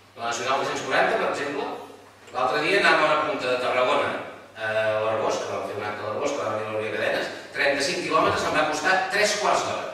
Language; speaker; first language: Catalan; native; Catalan